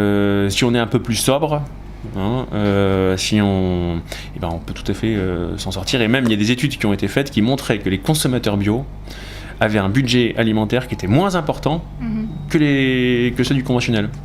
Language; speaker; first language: French; native; French